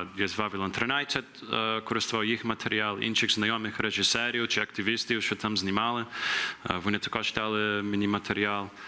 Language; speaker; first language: Ukrainian; early bilingual, heritage; Ukrainian